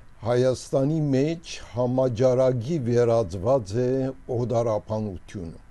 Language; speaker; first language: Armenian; early bilingual, heritage; Armenian